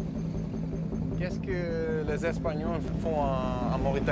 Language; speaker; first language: French; non-native, learner; Dutch